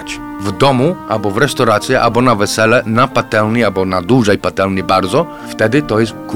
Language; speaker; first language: Polish; non-native, fluent; English